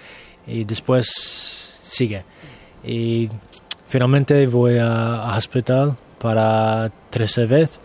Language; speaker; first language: Spanish; non-native, learner; English